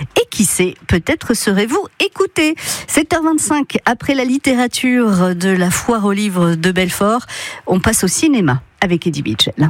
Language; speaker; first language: French; native; French